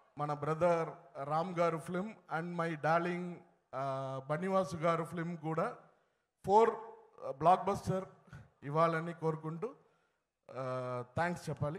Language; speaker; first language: Telugu; non-native, learner; Tamil